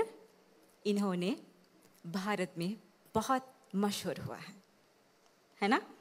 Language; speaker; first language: Hindi; non-native, fluent; Sinhala